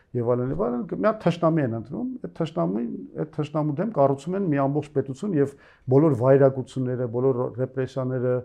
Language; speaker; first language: Armenian; native; Armenian